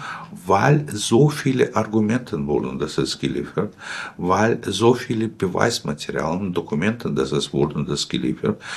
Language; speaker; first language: German; non-native, fluent; Russian